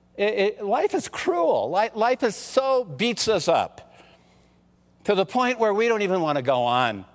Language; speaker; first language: English; early bilingual, other home language; German